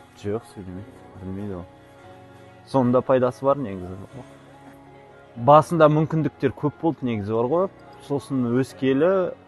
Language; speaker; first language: Kazakh; non-native, local second language; Russian